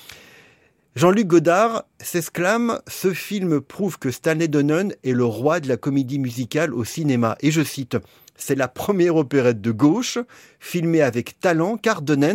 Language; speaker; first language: French; native; French